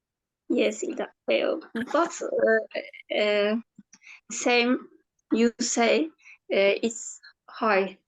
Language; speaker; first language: English; non-native, learner; Turkish